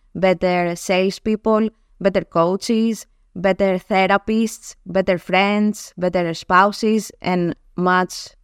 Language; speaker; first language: English; non-native, fluent; Greek